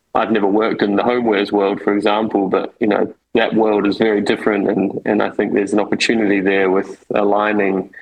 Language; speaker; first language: English; native; English